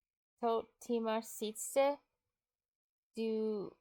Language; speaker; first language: Swedish; non-native, learner; English